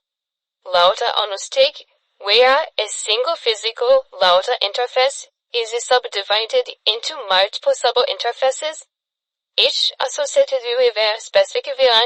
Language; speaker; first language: English; non-native, fluent; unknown